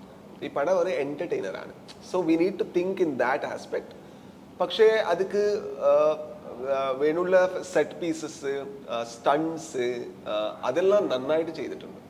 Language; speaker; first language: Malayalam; non-native, learner; Kannada